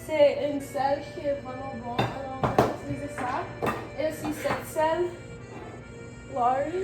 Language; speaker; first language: French; non-native, learner; English